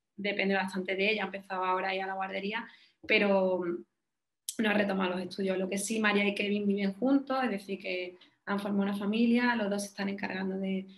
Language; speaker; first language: Spanish; native; Spanish